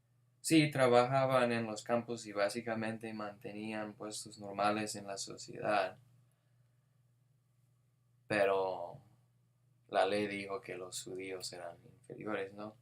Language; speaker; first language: Spanish; non-native, fluent; English